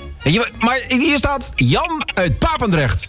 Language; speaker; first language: Dutch; native; Dutch